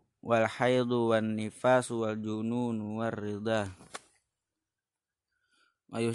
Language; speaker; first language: Arabic; non-native, learner; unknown